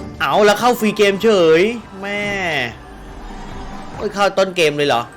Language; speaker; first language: Thai; native; Thai